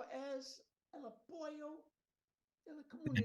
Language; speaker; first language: Portuguese; non-native, learner; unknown